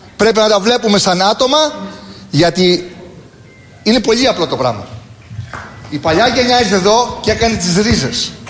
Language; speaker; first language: Greek; early bilingual, heritage; Greek